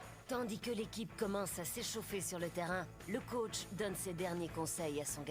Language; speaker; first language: French; native; French